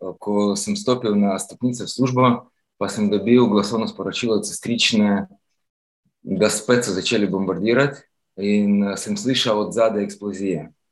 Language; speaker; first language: Slovenian; non-native, fluent; Ukrainian